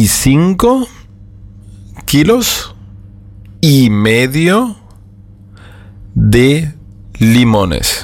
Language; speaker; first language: Spanish; non-native, fluent; German